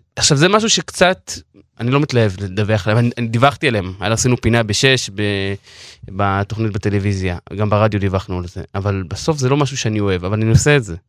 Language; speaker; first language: Hebrew; non-native, local second language; Yiddish